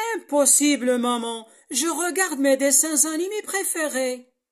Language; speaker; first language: French; non-native, local second language; Arabic